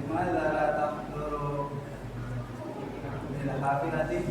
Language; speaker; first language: Arabic; non-native, learner; Indonesian